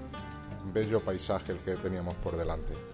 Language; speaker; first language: Spanish; native; Spanish